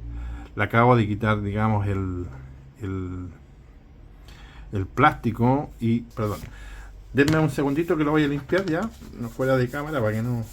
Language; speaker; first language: Spanish; native; Spanish